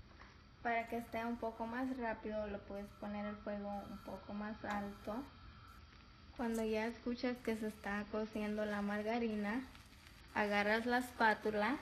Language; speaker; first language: Spanish; early bilingual, heritage; Spanish